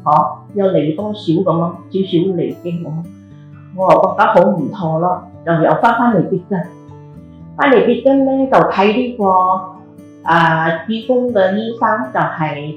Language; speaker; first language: Cantonese; native; Cantonese